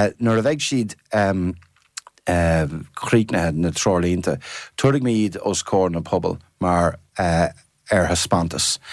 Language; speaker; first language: Irish; non-native, fluent; English